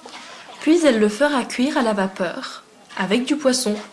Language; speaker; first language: French; native; French